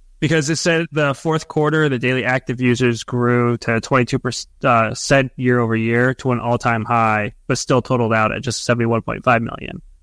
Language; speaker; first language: English; native; English